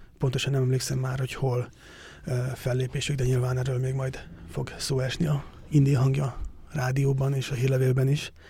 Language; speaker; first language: Hungarian; native; Hungarian